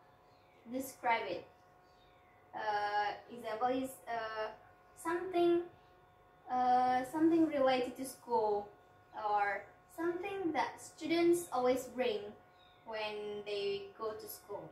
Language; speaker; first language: English; non-native, fluent; Indonesian